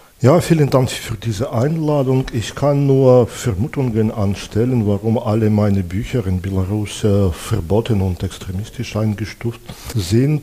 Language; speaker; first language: German; non-native, fluent; Belarusian